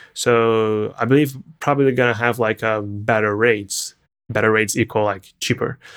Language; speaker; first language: English; non-native, fluent; Portuguese